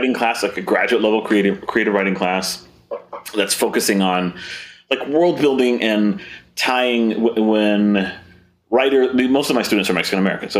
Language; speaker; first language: English; native; English